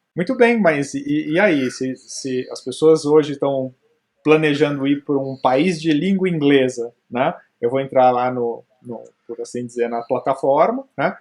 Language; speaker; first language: Portuguese; native; Portuguese